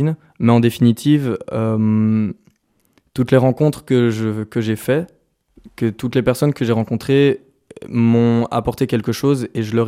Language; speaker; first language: French; native; French